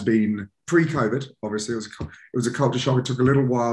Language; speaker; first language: English; native; English